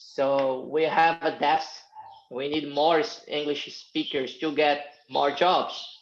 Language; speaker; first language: English; non-native, fluent; Portuguese